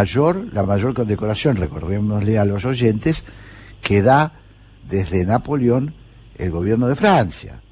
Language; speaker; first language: Spanish; native; Spanish